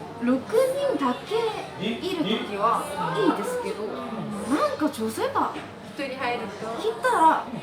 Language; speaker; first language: Japanese; non-native, learner; Korean